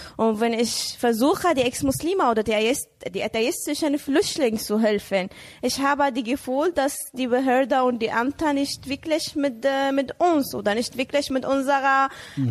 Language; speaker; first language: German; non-native, learner; Arabic